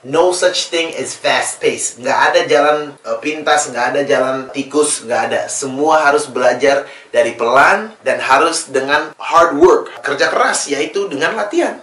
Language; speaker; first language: Indonesian; early bilingual, other home language; English